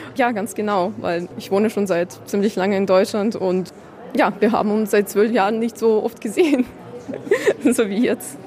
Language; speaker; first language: German; non-native, fluent; Ukrainian